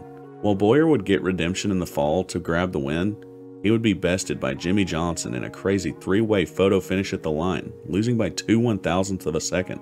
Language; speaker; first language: English; native; English